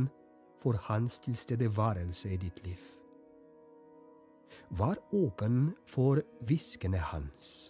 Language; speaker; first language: Norwegian; non-native, fluent; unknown